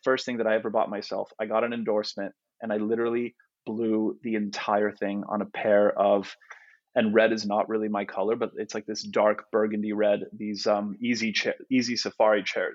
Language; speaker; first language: English; non-native, fluent; Polish